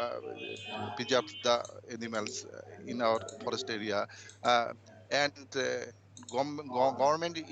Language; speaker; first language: English; non-native, learner; Bangla